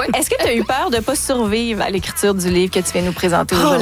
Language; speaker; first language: French; native; French